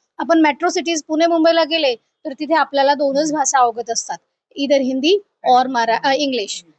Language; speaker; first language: Marathi; native; Marathi